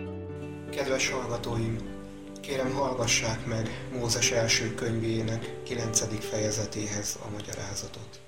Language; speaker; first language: Hungarian; native; Hungarian